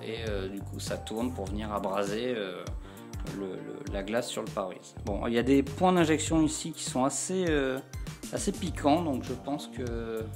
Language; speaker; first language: French; native; French